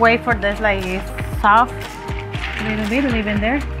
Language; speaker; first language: English; non-native, learner; Spanish